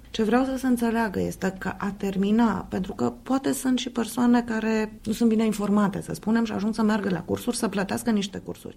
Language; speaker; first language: Romanian; native; Romanian